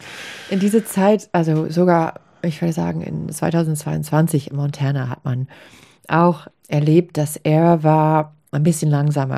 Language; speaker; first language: German; non-native, fluent; English